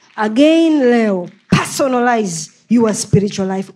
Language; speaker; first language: English; non-native, local second language; Swahili